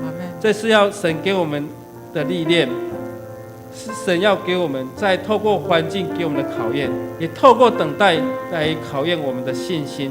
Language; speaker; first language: Chinese; native; Chinese